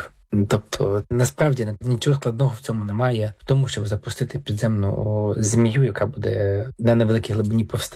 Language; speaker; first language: Ukrainian; native; Ukrainian